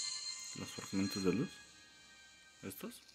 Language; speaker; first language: Spanish; native; Spanish